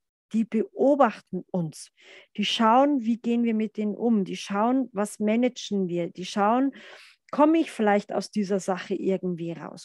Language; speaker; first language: German; native; German